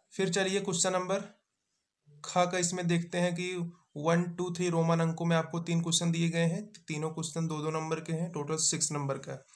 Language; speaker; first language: Hindi; native; Hindi